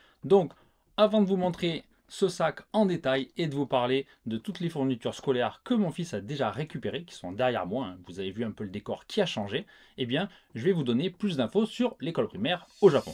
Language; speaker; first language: French; native; French